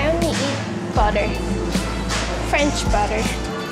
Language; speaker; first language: English; non-native, learner; Korean